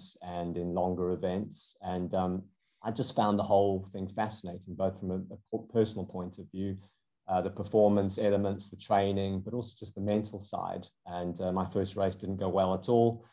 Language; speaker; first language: English; native; English